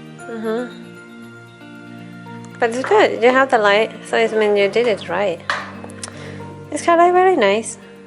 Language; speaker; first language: English; non-native, learner; Thai